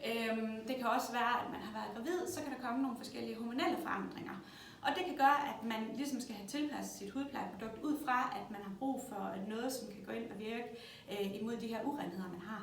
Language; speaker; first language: Danish; native; Danish